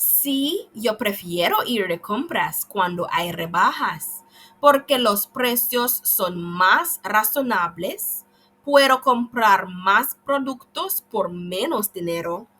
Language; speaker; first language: Spanish; non-native, learner; English